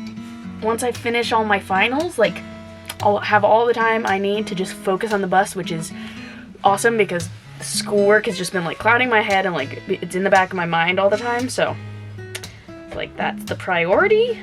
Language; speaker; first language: English; native; English